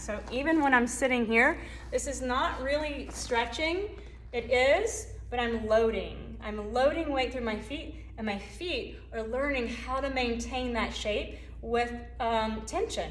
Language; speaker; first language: English; native; English